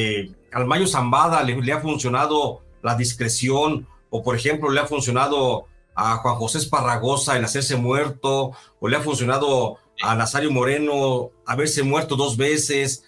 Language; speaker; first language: Spanish; native; Spanish